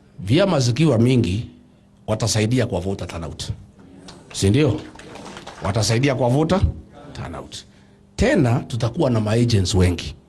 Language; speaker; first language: Swahili; non-native, local second language; Kikuyu